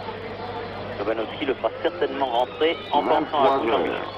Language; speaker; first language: French; native; French